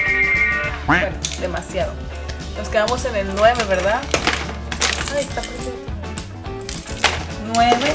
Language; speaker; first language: Spanish; native; Spanish